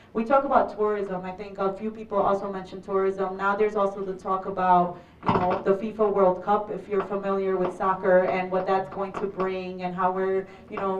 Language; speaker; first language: English; early bilingual, other home language; Spanish